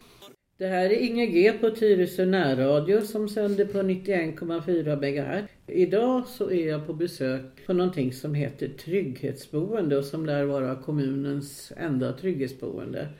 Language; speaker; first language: Swedish; native; Swedish